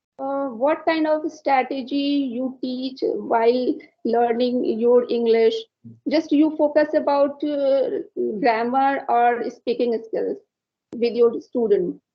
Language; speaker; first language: English; non-native, learner; Hindi